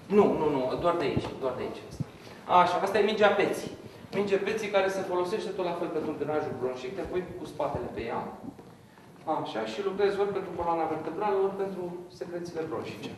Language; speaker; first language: Romanian; native; Romanian